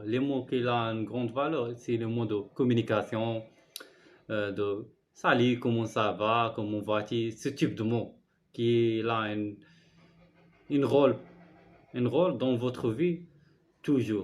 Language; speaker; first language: French; non-native, learner; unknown